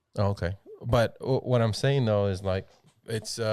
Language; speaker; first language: English; native; English